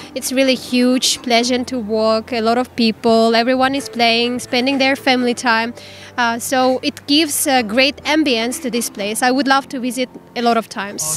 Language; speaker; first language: English; non-native, learner; Kazakh